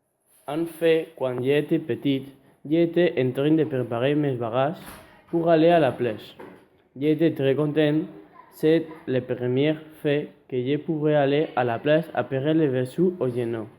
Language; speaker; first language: French; non-native, learner; Spanish